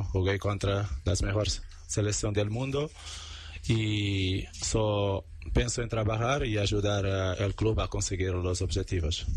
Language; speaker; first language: Spanish; non-native, learner; Portuguese